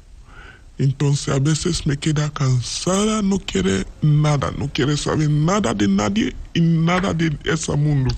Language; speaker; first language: Spanish; non-native, learner; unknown